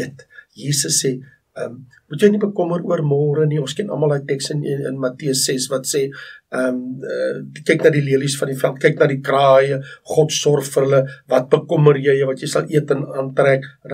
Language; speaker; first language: Afrikaans; native; Afrikaans